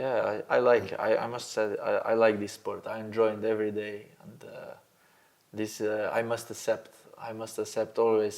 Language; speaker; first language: English; non-native, learner; Slovenian